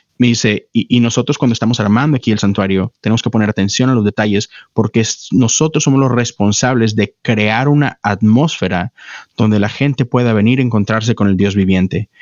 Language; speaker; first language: Spanish; native; Spanish